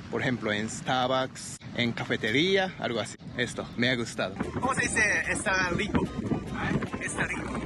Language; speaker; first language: Spanish; non-native, fluent; Japanese